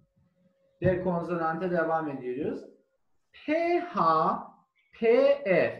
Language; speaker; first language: Turkish; non-native, learner; German